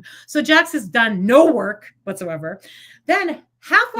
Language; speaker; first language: English; native; English